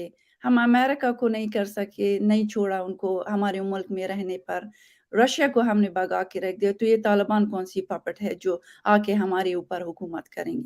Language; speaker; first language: Hindi; non-native, fluent; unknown